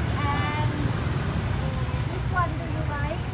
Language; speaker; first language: English; non-native, learner; Thai